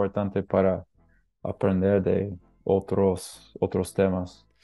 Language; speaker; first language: Spanish; non-native, learner; English